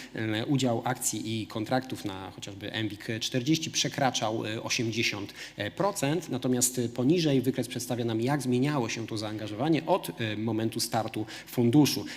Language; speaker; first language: Polish; native; Polish